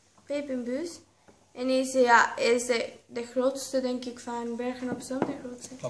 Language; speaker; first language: Dutch; non-native, learner; Spanish